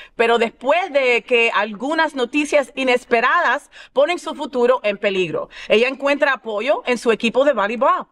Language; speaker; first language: Spanish; early bilingual, other home language; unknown